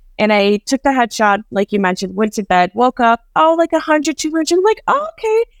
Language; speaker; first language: English; early bilingual, other home language; Persian